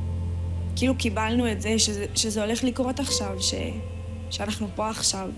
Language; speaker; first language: Hebrew; native; Hebrew